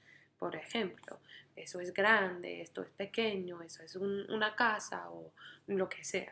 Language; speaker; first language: Spanish; non-native, fluent; English